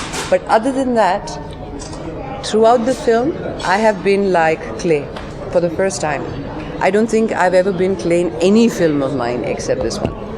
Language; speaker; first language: English; non-native, local second language; Bangla